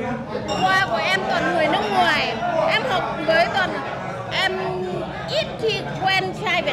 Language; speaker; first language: Vietnamese; non-native, fluent; Lao